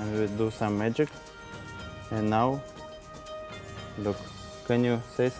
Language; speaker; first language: English; non-native, learner; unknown